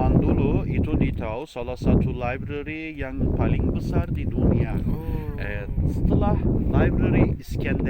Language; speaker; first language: Indonesian; non-native, fluent; Turkish